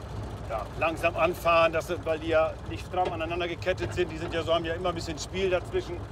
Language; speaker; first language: German; native; German